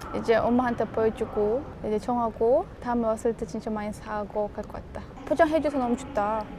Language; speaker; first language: Korean; non-native, learner; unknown